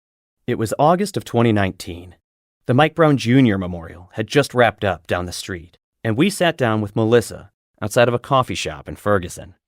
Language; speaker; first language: English; native; English